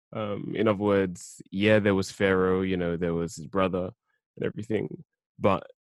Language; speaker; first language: English; native; English